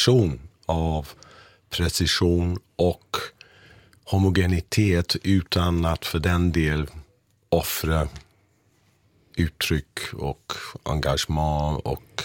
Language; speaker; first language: Swedish; non-native, fluent; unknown